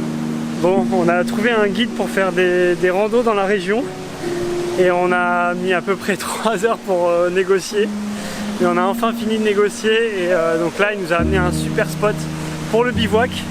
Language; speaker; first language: French; native; French